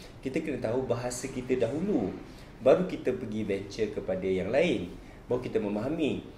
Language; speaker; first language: Malay; native; Malay